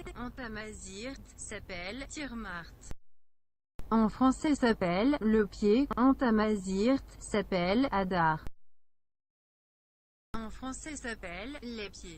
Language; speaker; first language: French; non-native, learner; Berber languages